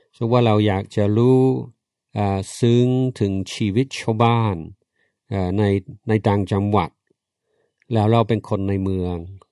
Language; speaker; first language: Thai; non-native, fluent; English